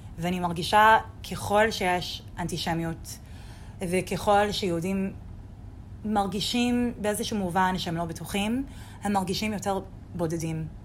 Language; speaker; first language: Hebrew; non-native, fluent; English